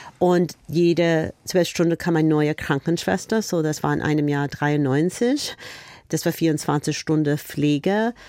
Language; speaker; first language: German; non-native, fluent; English